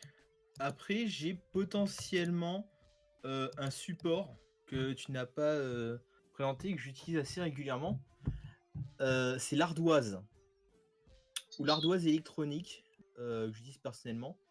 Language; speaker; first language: French; native; French